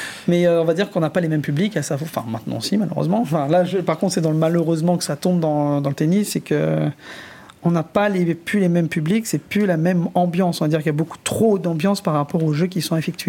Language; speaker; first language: French; native; French